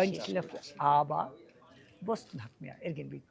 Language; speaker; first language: German; non-native, learner; Bangla